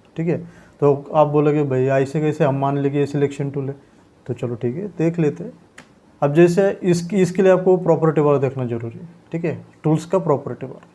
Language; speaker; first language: Hindi; non-native, local second language; Marathi